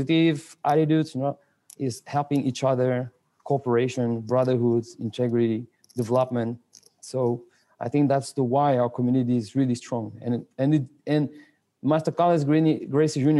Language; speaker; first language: English; non-native, fluent; French